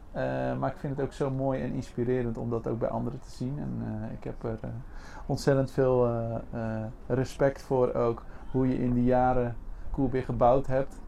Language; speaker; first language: Dutch; native; Dutch